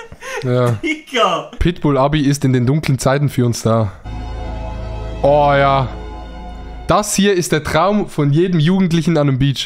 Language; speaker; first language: German; native; German